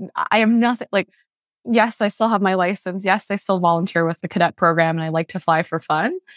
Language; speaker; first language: English; non-native, fluent; Chinese